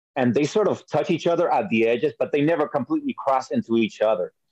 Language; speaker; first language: English; early bilingual, other home language; Spanish